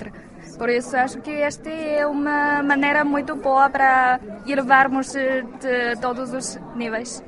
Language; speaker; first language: Portuguese; non-native, fluent; Chinese